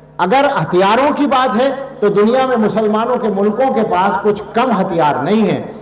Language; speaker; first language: Urdu; native; Urdu